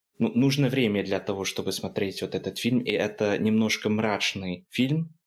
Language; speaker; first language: Russian; non-native, fluent; English